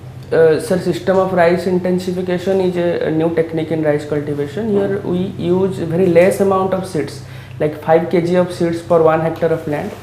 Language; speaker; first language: English; non-native, local second language; Odia